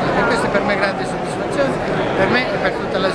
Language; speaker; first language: Italian; native; Italian